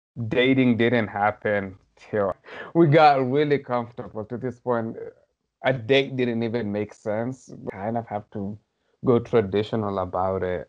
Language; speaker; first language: English; non-native, local second language; Somali